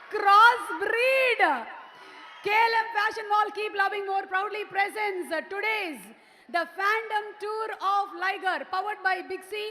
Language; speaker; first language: English; non-native, local second language; Telugu